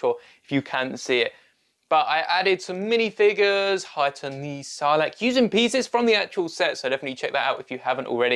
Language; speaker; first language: English; native; English